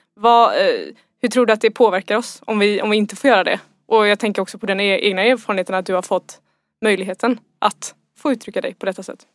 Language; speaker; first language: Swedish; native; Swedish